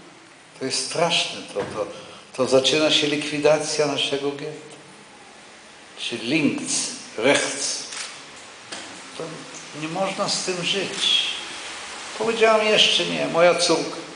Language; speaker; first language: Polish; non-native, local second language; Yiddish